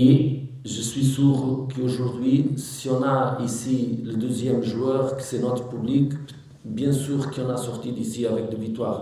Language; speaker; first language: French; non-native, learner; Portuguese